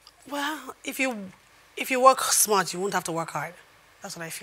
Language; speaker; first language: English; non-native, local second language; Igbo